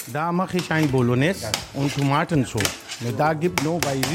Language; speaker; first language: German; non-native, learner; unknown